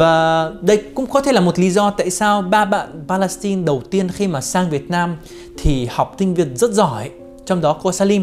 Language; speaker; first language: Vietnamese; non-native, fluent; Arabic